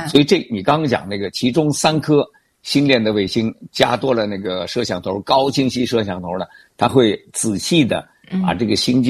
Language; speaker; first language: Chinese; native; Chinese